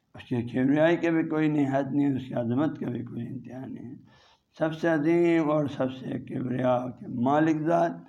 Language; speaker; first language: Urdu; non-native, local second language; Balti